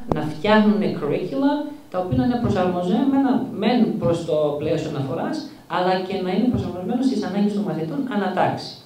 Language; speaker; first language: Greek; early bilingual, heritage; Greek